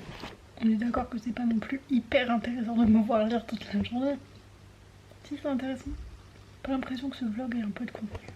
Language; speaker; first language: French; native; French